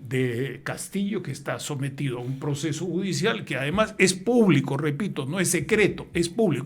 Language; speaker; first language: Spanish; native; Spanish